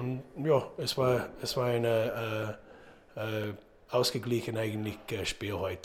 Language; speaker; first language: German; non-native, learner; English